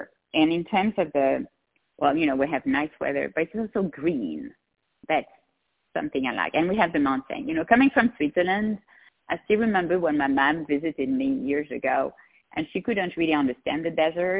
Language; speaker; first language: English; non-native, fluent; French